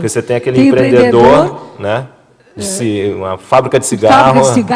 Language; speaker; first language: Portuguese; native; Portuguese